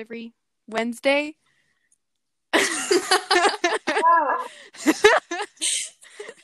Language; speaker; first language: English; native; English